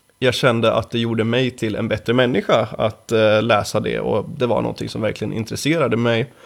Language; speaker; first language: Swedish; native; Swedish